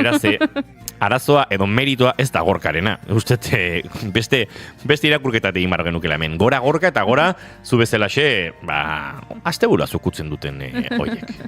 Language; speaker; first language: Basque; native; Basque